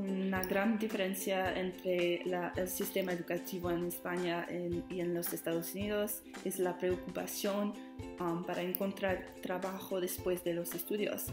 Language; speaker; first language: Spanish; non-native, learner; English